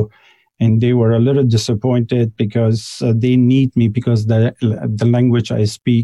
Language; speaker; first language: English; non-native, fluent; Persian